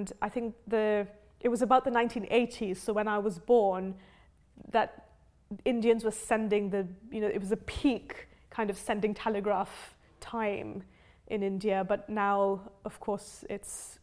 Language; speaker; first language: English; non-native, local second language; Hindi